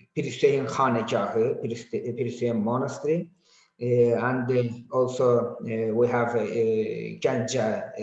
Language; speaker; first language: English; non-native, learner; Azerbaijani